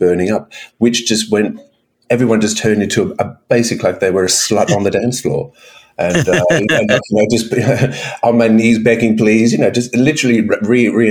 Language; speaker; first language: English; native; English